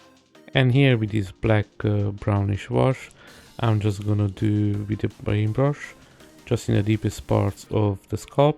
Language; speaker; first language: English; non-native, fluent; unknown